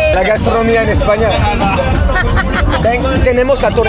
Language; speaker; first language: Spanish; non-native, learner; French